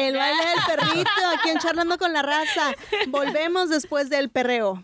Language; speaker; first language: Spanish; native; Spanish